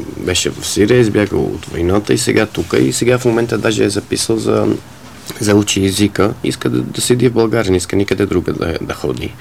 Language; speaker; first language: Bulgarian; non-native, fluent; Arabic